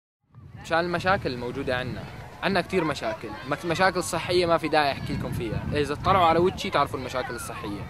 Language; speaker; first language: Arabic; native; Arabic